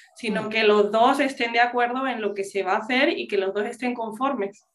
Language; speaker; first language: Spanish; non-native, local second language; English